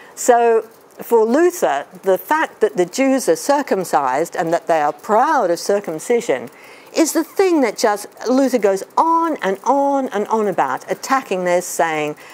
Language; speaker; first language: English; native; English